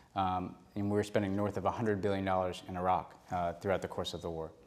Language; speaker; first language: English; native; English